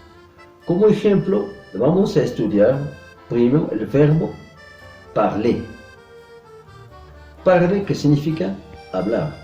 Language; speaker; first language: Spanish; non-native, fluent; French